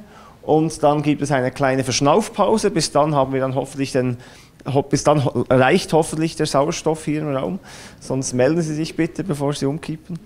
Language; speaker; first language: German; native; German